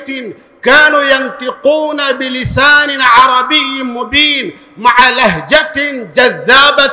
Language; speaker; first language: Arabic; non-native, fluent; Urdu